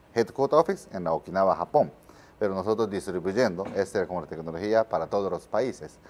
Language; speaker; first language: Spanish; non-native, learner; Japanese